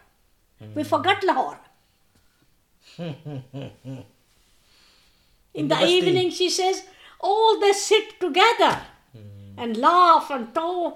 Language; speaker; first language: English; non-native, local second language; Punjabi